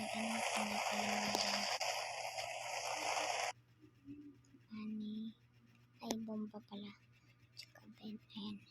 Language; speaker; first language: Filipino; non-native, local second language; Cebuano